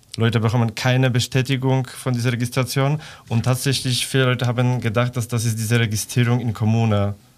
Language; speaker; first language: German; non-native, fluent; Polish